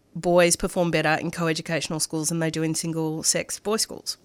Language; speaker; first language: English; non-native, local second language; Arabic